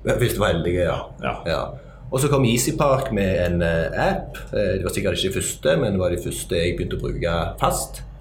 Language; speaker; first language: Norwegian; native; Norwegian